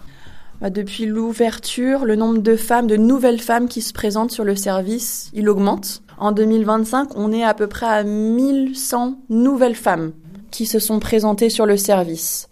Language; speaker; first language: French; native; French